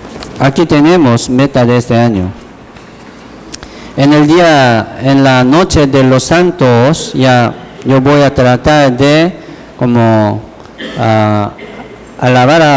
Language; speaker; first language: Spanish; non-native, learner; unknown